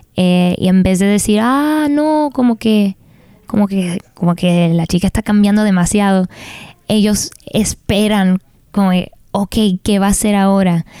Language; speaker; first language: Spanish; early bilingual, heritage; Spanish